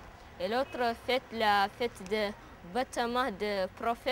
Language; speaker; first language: French; non-native, learner; Arabic